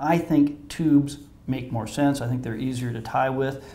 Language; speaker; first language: English; native; English